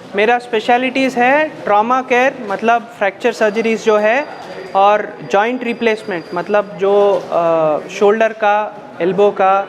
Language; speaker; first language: Hindi; non-native, local second language; Telugu